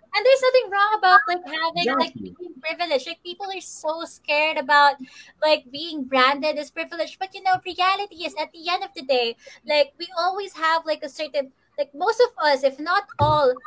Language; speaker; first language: English; non-native, local second language; Filipino